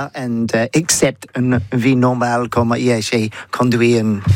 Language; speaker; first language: French; non-native, learner; English